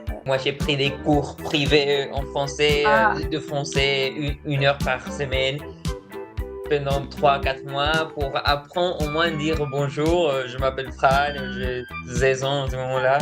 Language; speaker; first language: French; non-native, fluent; Spanish